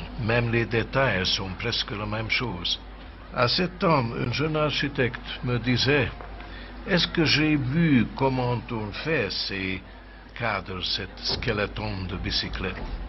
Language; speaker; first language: French; non-native, fluent; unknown